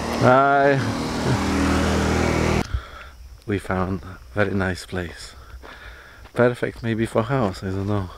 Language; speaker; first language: English; non-native, fluent; Polish